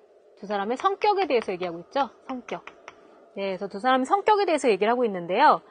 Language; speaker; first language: Korean; native; Korean